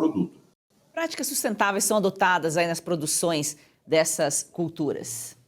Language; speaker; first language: Portuguese; native; Portuguese